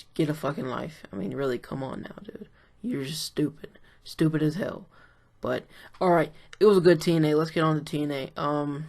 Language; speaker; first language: English; native; English